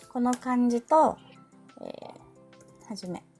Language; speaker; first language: Japanese; non-native, fluent; Filipino